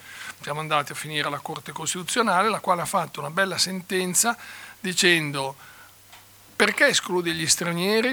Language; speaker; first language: Italian; native; Italian